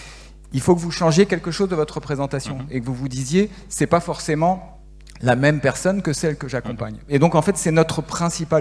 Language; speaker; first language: French; native; French